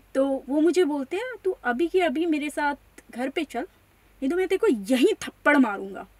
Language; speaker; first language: Hindi; non-native, local second language; Marathi